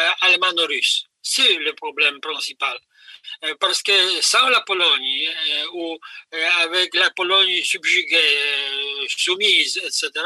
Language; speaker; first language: French; non-native, fluent; Polish